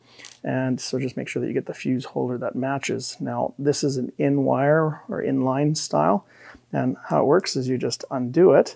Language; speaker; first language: English; native; English